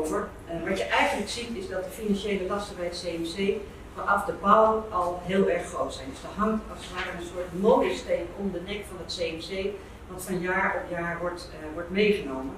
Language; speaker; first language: Dutch; non-native, local second language; Papiamento